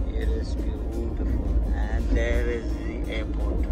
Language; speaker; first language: English; non-native, local second language; Hindi